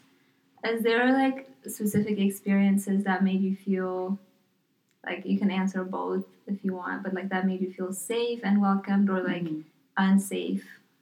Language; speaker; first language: English; non-native, fluent; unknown